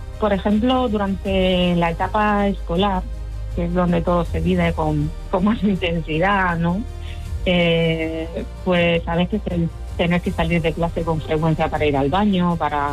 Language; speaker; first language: Spanish; native; Spanish